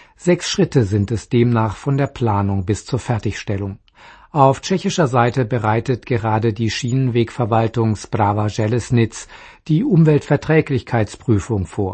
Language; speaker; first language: German; native; German